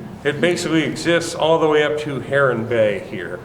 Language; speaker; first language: English; native; English